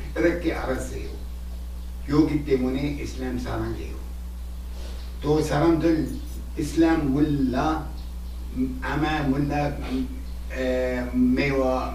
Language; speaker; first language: Korean; non-native, learner; Arabic